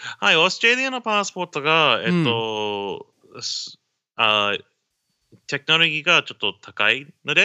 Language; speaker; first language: Japanese; non-native, learner; English